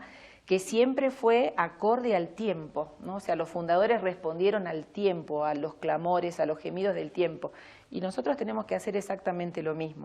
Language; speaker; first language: Spanish; native; Spanish